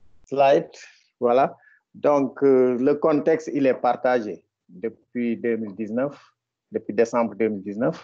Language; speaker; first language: French; non-native, local second language; Wolof